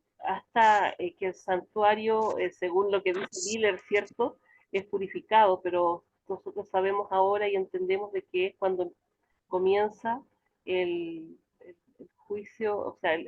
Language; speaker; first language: Spanish; native; Spanish